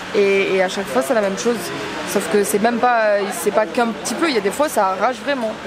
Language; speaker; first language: French; native; French